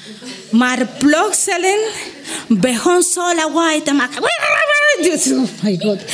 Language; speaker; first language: Dutch; non-native, learner; Spanish